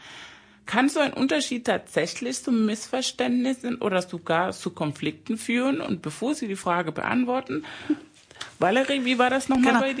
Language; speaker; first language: German; early bilingual, other home language; Spanish